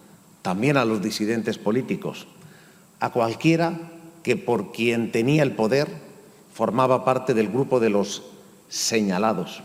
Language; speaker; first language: Spanish; native; Spanish